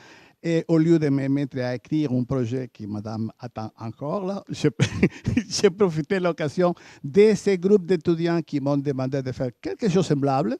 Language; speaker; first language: French; native; French